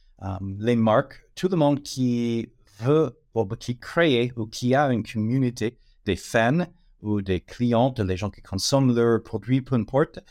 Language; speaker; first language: French; non-native, fluent; English